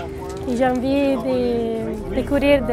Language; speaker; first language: French; non-native, learner; Spanish